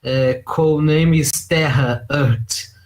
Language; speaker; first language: English; non-native, learner; Portuguese